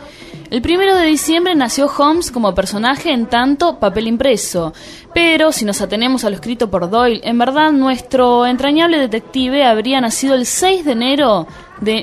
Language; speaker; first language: Spanish; native; Spanish